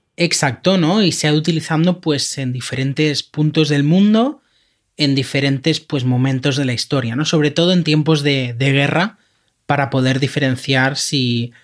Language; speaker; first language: Spanish; native; Spanish